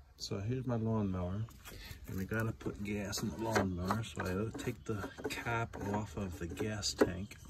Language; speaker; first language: English; native; English